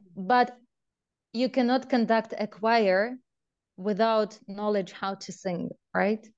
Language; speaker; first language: English; non-native, fluent; Russian